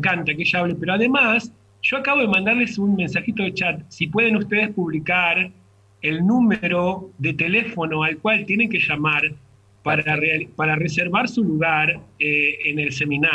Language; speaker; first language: Spanish; native; Spanish